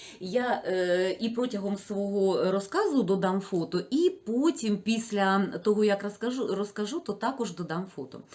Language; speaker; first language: Ukrainian; non-native, local second language; Russian